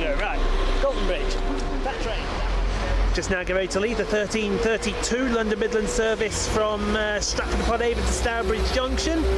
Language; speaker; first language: English; native; English